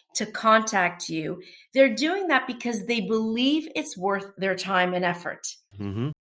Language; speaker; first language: English; non-native, fluent; Portuguese